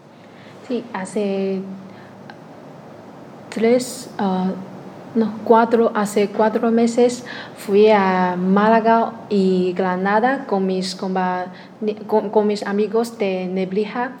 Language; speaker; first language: Spanish; non-native, learner; Chinese